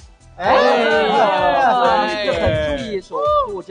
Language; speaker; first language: Chinese; native; Chinese